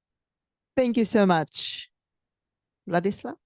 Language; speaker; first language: English; non-native, fluent; Russian